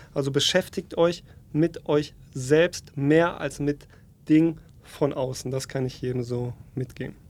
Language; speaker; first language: German; early bilingual, other home language; Polish